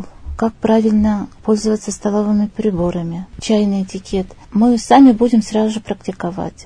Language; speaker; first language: Russian; native; Russian